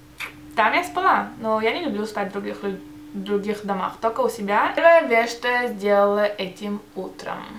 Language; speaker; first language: Russian; early bilingual, heritage; Russian